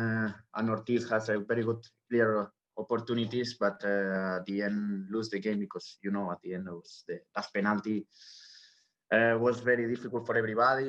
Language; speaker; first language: English; non-native, learner; Spanish